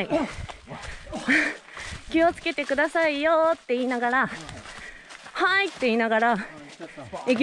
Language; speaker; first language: Japanese; native; Japanese